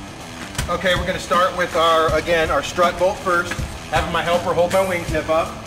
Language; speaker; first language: English; native; English